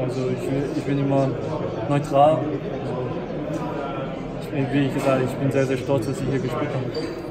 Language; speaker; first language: German; non-native, fluent; Korean